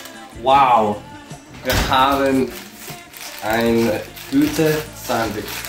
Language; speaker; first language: German; non-native, learner; English